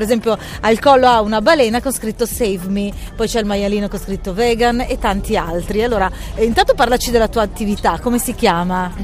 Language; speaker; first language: Italian; native; Italian